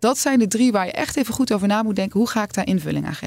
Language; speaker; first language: Dutch; native; Dutch